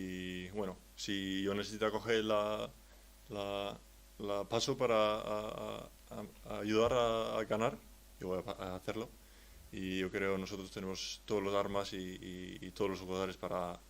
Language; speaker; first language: Spanish; non-native, learner; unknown